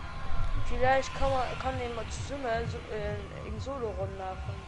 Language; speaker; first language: German; non-native, local second language; Luxembourgish